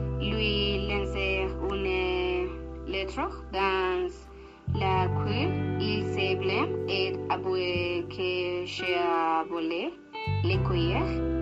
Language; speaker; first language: French; non-native, learner; Spanish